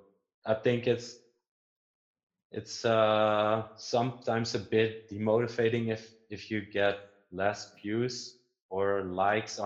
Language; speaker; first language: English; non-native, fluent; Dutch